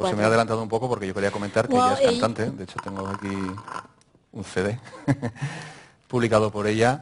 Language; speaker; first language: Spanish; native; Spanish